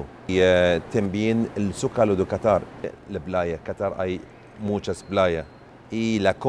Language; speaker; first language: Spanish; non-native, learner; Arabic